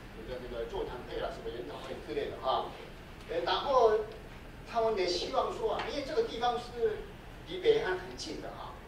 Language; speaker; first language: Chinese; non-native, fluent; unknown